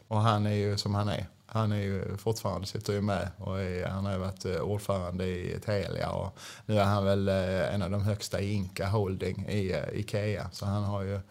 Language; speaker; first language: Swedish; native; Swedish